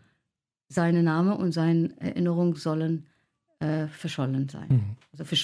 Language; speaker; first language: German; non-native, fluent; Arabic